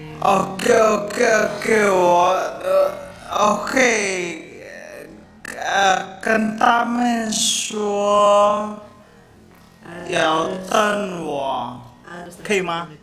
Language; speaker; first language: Chinese; non-native, learner; Filipino